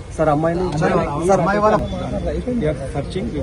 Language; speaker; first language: Telugu; non-native, learner; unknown